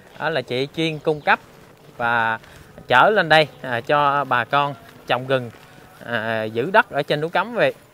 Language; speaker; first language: Vietnamese; native; Vietnamese